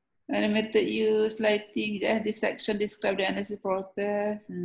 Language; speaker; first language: English; non-native, local second language; Malay